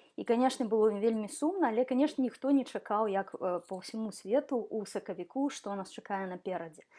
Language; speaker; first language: Belarusian; non-native, local second language; Russian